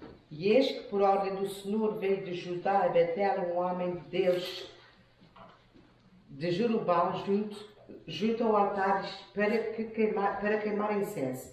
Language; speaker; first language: Portuguese; native; Portuguese